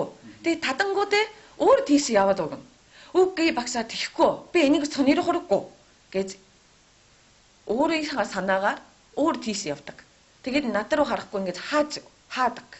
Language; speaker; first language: Mongolian; non-native, learner; Japanese